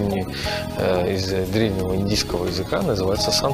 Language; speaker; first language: Russian; non-native, fluent; Tamil